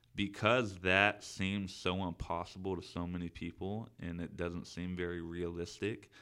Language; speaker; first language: English; native; English